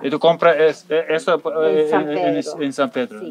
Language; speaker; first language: Spanish; non-native, learner; Serbian